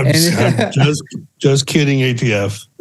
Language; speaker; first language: English; native; English